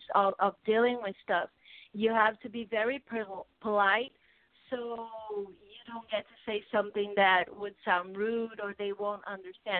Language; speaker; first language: English; non-native, fluent; Portuguese